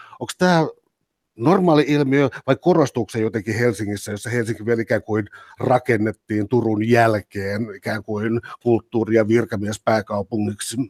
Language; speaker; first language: Finnish; native; Finnish